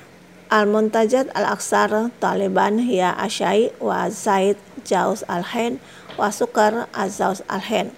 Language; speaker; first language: Arabic; non-native, fluent; Indonesian